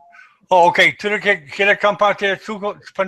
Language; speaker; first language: Spanish; non-native, learner; English